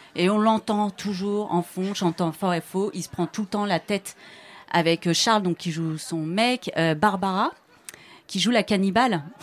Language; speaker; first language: French; native; French